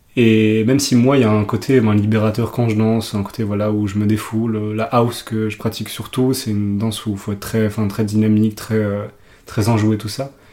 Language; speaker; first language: French; early bilingual, other home language; Urdu